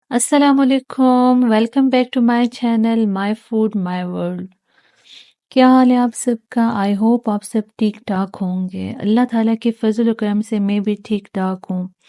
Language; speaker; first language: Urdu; non-native, local second language; Pashto